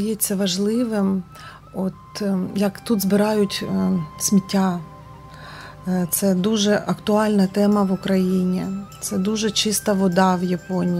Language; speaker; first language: Ukrainian; non-native, local second language; Russian